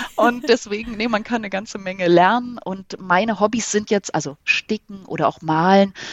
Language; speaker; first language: German; native; German